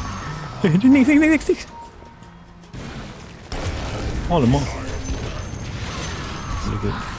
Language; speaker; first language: English; non-native, learner; Malay